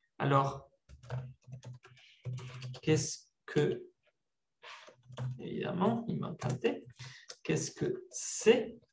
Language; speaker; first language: French; non-native, fluent; Spanish